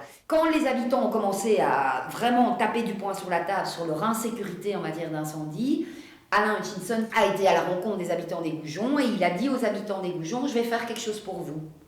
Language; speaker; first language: French; native; French